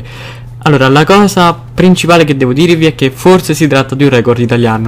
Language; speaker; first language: Italian; native; Italian